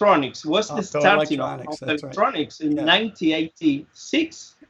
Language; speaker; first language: English; non-native, fluent; Spanish